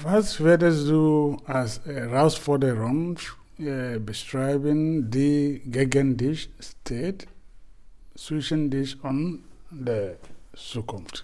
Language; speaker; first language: German; non-native, fluent; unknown